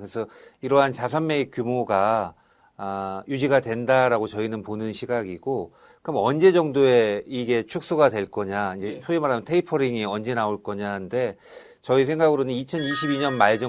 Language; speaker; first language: Korean; native; Korean